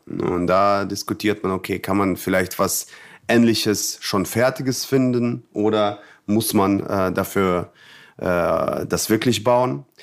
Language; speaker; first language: German; non-native, fluent; Russian